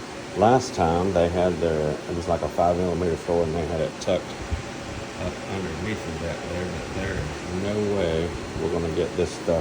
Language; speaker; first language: English; native; English